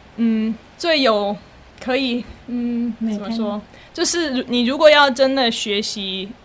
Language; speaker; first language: Chinese; non-native, fluent; English